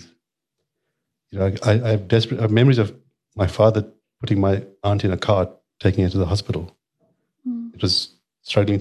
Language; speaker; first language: English; native; English